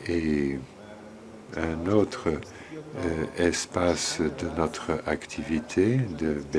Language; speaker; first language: French; non-native, fluent; Polish